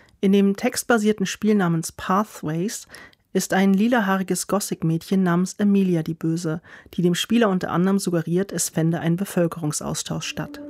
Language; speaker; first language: German; native; German